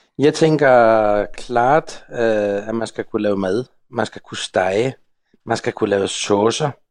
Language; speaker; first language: Danish; non-native, local second language; Faroese